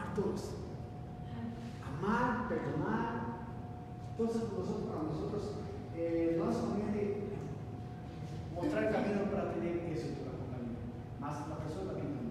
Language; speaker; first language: Spanish; non-native, learner; Portuguese